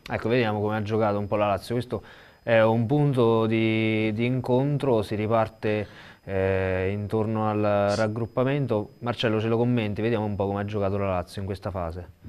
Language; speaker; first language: Italian; native; Italian